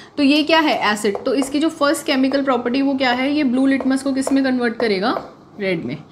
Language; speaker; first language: Hindi; native; Hindi